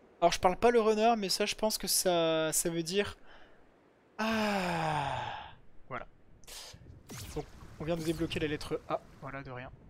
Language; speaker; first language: French; native; French